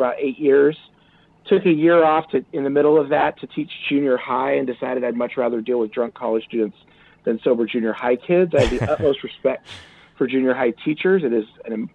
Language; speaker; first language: English; native; English